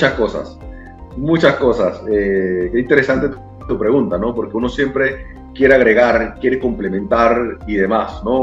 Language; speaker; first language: Spanish; native; Spanish